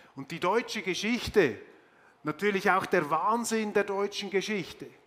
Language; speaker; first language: German; native; German